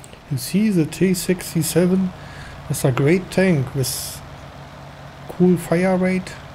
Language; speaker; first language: English; non-native, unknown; German